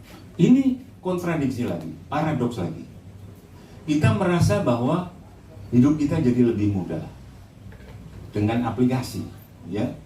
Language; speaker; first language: Indonesian; non-native, local second language; Javanese